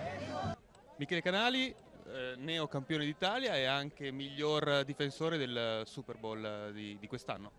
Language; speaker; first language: Italian; native; Italian